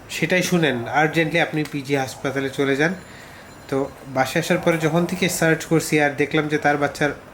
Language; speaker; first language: Bangla; early bilingual, heritage; Bangla